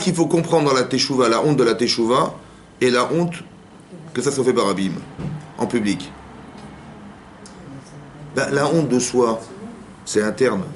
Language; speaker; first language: French; native; French